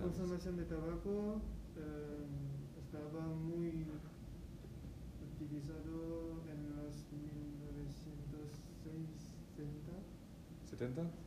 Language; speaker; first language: Spanish; non-native, learner; French